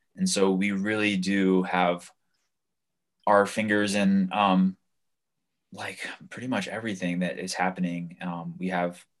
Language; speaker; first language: English; native; English